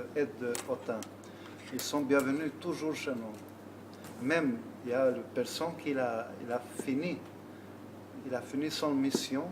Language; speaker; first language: French; non-native, learner; Albanian